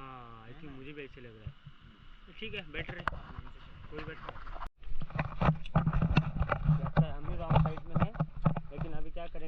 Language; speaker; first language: Hindi; non-native, local second language; Marathi